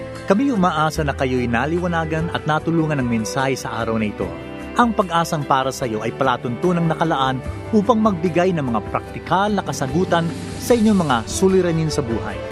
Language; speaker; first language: Filipino; native; Filipino